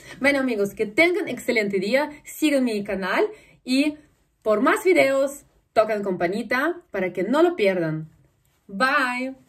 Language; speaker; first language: Spanish; non-native, fluent; Russian